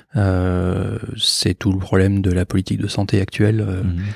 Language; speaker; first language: French; native; French